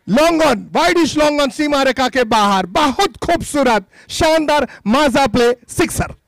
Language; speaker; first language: Hindi; non-native, local second language; Marathi